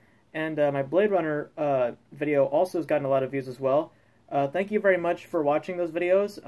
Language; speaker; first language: English; native; English